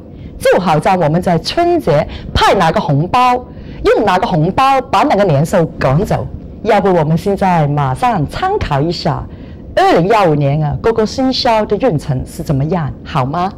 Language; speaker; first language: Chinese; non-native, local second language; Cantonese